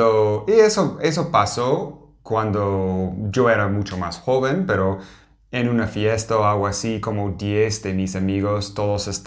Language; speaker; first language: Spanish; non-native, fluent; English